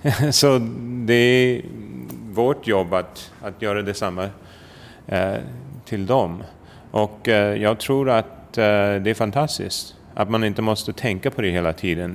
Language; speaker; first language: Swedish; early bilingual, heritage; Swedish